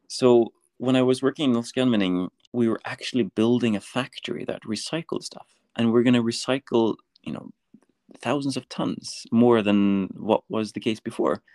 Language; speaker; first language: English; non-native, fluent; Norwegian